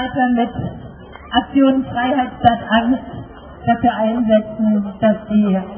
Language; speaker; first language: German; native; German